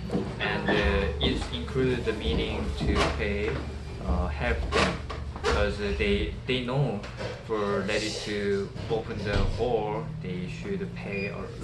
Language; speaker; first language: English; non-native, learner; Korean